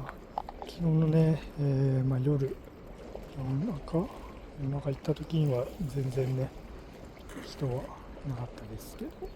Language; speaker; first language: Japanese; native; Japanese